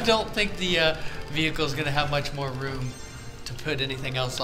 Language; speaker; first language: English; native; English